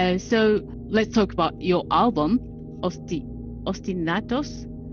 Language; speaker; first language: English; non-native, learner; Japanese